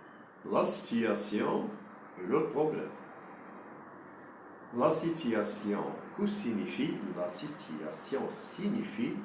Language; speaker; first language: French; non-native, local second language; Arabic